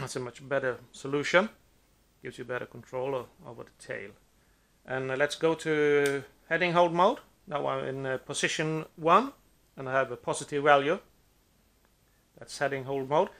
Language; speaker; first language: English; non-native, fluent; Norwegian